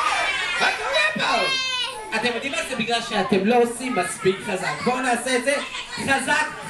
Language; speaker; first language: Hebrew; native; Hebrew